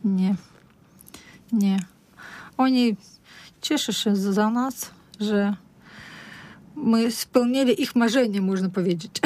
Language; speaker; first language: Polish; non-native, learner; Russian